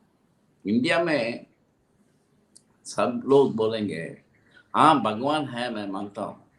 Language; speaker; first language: Hindi; non-native, local second language; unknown